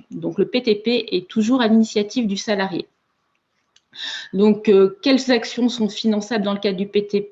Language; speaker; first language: French; native; French